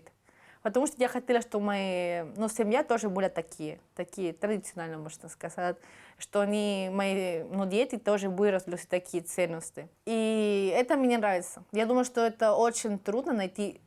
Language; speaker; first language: Russian; non-native, fluent; Spanish